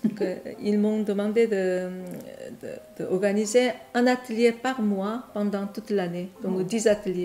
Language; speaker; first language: French; non-native, fluent; Korean